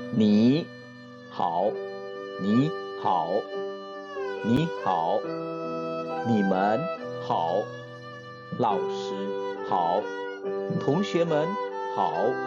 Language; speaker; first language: Chinese; non-native, fluent; Indonesian